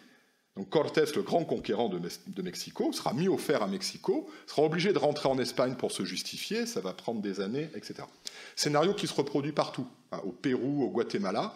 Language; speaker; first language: French; native; French